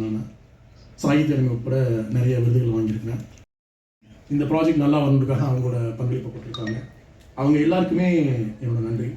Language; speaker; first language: Tamil; native; Tamil